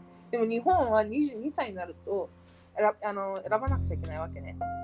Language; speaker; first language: Japanese; early bilingual, heritage; Japanese